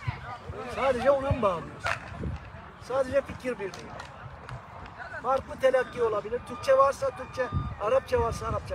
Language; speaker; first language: Turkish; native; Turkish